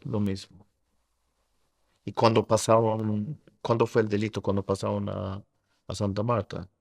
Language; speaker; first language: Spanish; early bilingual, heritage; Spanish